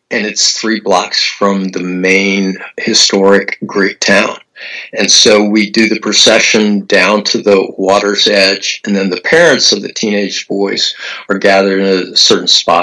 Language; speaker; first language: English; native; English